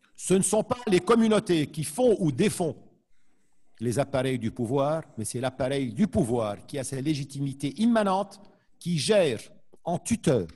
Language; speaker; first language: French; non-native, local second language; Arabic